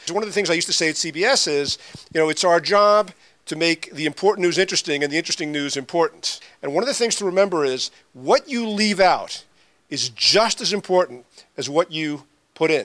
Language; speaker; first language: English; native; English